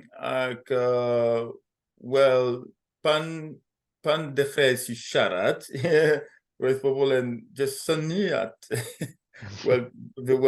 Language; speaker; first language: Welsh; non-native, fluent; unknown